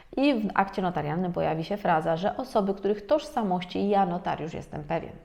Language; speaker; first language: Polish; native; Polish